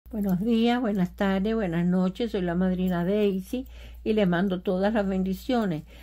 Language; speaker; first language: Spanish; native; Spanish